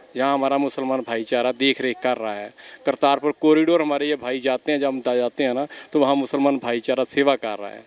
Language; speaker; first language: Hindi; non-native, local second language; Punjabi